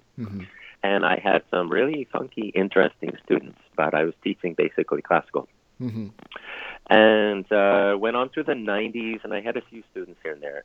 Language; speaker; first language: English; native; English